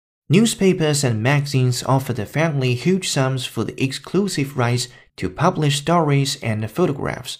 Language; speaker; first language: English; non-native, fluent; Chinese